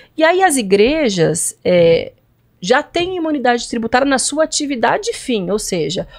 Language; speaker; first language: Portuguese; native; Portuguese